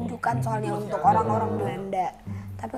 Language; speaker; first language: Indonesian; native; Indonesian